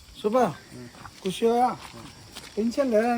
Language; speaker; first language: Hindi; non-native, local second language; Kannada